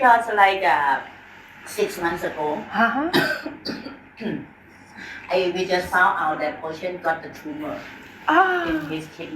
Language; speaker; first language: English; non-native, fluent; Thai